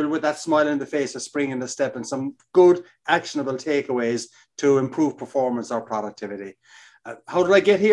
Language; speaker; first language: English; native; English